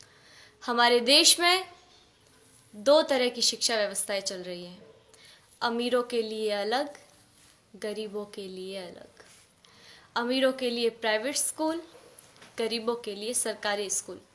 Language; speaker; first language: Hindi; native; Hindi